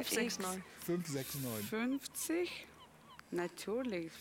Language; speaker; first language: German; non-native, fluent; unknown